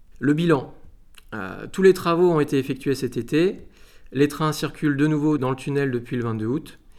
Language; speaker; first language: French; native; French